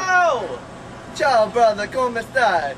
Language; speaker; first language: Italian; non-native, learner; English